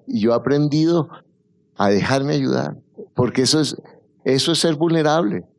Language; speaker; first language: Spanish; native; Spanish